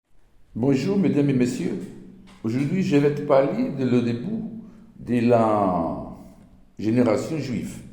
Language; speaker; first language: French; non-native, learner; Portuguese